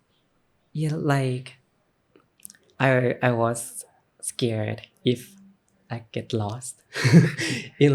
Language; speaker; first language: English; non-native, learner; Thai